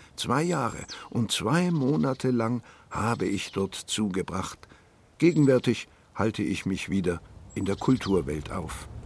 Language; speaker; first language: German; native; German